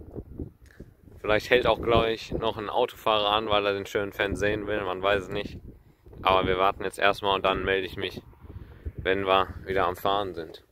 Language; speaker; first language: German; native; German